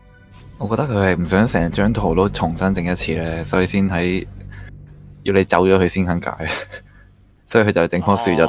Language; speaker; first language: Chinese; native; Chinese